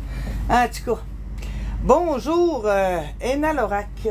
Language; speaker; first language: French; native; French